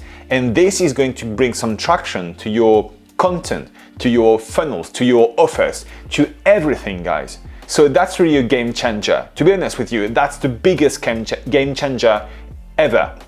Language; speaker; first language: English; non-native, fluent; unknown